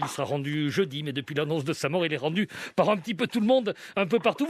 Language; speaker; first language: French; native; French